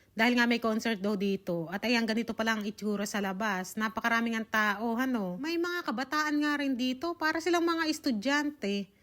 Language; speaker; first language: Filipino; native; Filipino